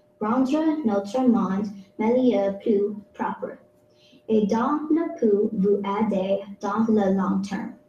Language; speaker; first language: French; non-native, local second language; English